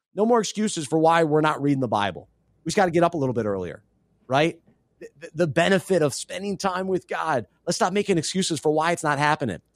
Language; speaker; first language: English; native; English